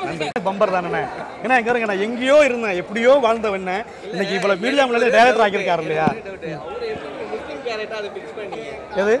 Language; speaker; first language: Tamil; native; Tamil